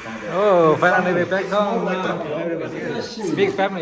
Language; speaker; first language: English; non-native, learner; Chinese